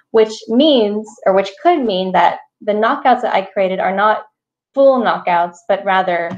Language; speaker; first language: English; native; English